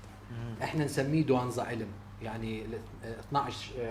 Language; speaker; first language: Arabic; native; Arabic